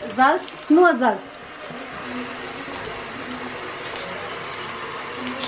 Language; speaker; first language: German; non-native, learner; Kurdish